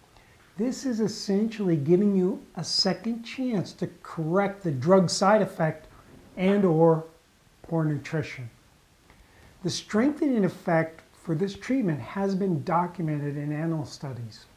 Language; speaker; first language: English; native; English